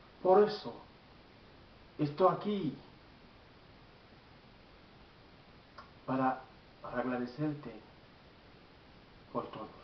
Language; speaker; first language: Spanish; non-native, learner; Haitian Creole